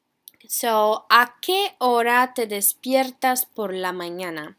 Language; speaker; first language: Spanish; non-native, fluent; English